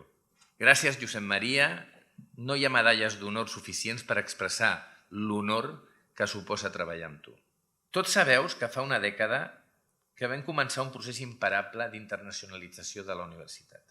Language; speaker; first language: Catalan; native; Catalan